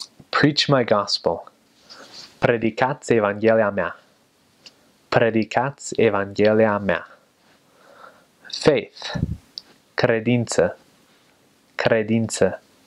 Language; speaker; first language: Romanian; non-native, fluent; English